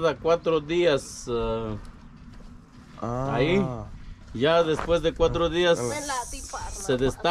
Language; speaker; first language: Spanish; native; Spanish